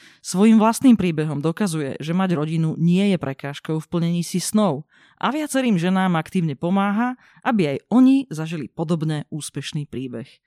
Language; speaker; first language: Slovak; non-native, local second language; Hungarian